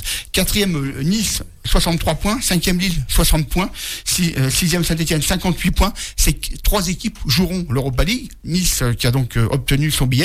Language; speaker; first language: French; native; French